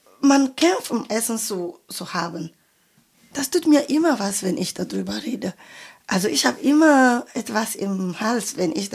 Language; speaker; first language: German; non-native, fluent; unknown